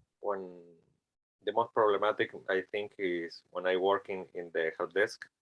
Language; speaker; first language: English; non-native, learner; Spanish